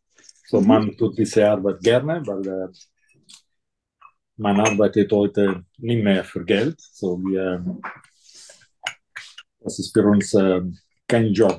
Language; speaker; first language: German; non-native, fluent; Italian